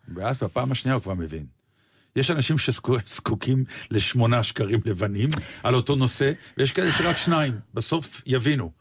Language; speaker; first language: Hebrew; native; Hebrew